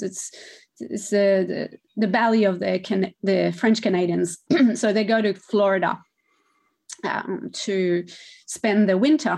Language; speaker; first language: English; non-native, fluent; French